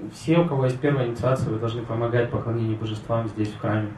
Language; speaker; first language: Russian; native; Russian